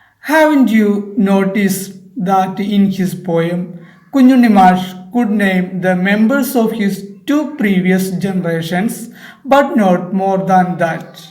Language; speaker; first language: English; non-native, local second language; Malayalam